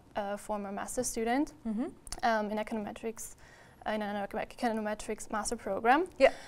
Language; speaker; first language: English; non-native, fluent; German